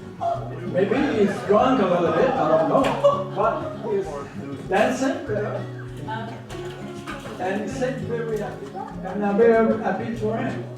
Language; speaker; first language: English; non-native, learner; French